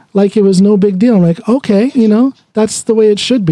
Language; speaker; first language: English; native; English